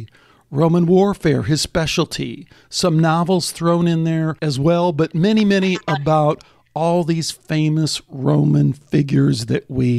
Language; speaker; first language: English; native; English